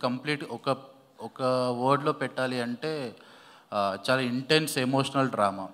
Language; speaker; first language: Telugu; native; Telugu